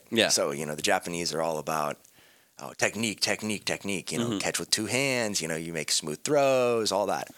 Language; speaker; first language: English; native; English